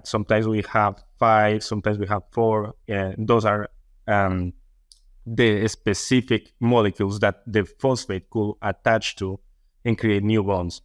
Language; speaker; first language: English; non-native, fluent; Spanish